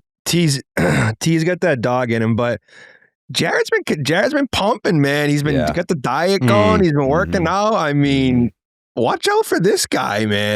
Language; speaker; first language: English; native; English